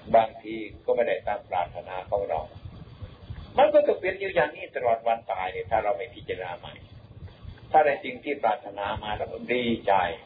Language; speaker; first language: Thai; non-native, local second language; Lao